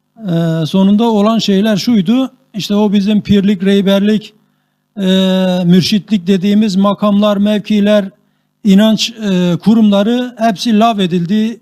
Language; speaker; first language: Turkish; non-native, local second language; Kurdish